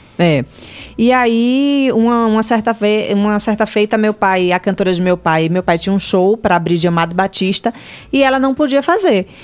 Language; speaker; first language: Portuguese; native; Portuguese